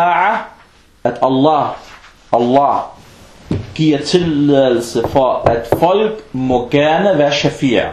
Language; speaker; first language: Danish; non-native, fluent; Arabic